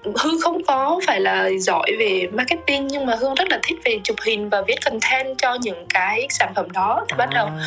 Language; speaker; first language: Vietnamese; native; Vietnamese